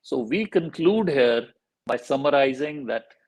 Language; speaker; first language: English; non-native, local second language; Punjabi